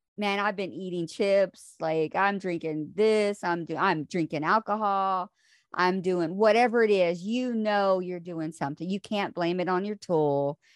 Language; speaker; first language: English; native; English